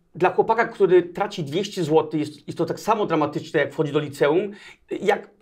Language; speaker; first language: Polish; early bilingual, other home language; Danish